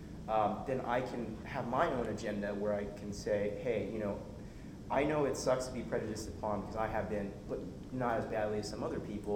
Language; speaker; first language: English; native; English